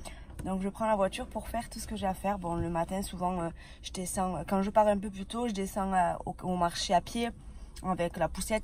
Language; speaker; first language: French; native; French